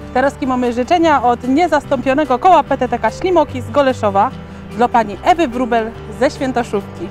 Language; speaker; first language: Polish; native; Polish